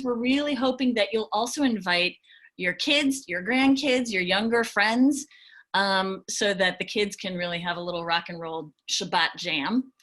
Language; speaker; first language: English; native; English